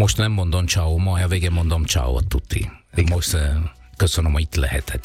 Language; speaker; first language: Hungarian; non-native, learner; Italian